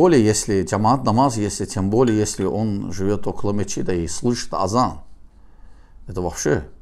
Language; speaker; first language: Russian; non-native, learner; Azerbaijani